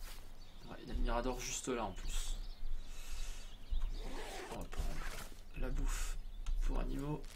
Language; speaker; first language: French; native; French